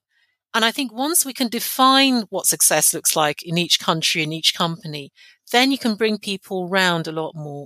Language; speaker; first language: English; non-native, local second language; Yoruba